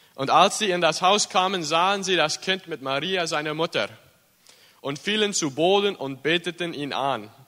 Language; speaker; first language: German; early bilingual, heritage; English